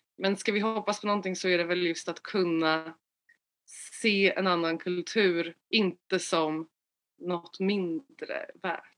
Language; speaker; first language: Swedish; native; Swedish